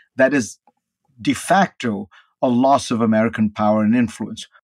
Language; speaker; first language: English; non-native, local second language; Hindi